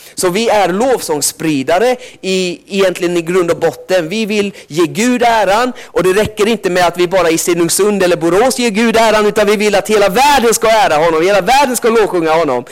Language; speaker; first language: Swedish; early bilingual, other home language; Finnish